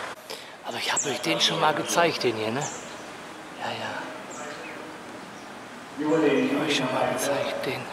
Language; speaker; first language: German; native; German